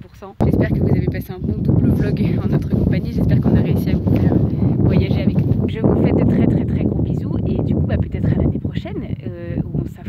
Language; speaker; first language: French; native; French